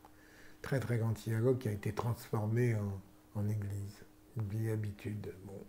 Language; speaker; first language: French; native; French